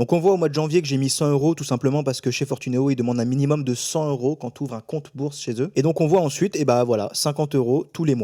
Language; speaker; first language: French; native; French